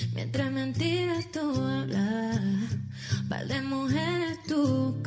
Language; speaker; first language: Spanish; native; Spanish